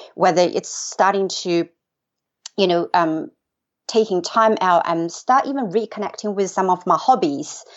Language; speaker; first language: English; non-native, fluent; Chinese